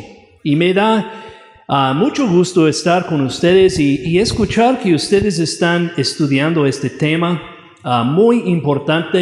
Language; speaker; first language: Spanish; non-native, fluent; English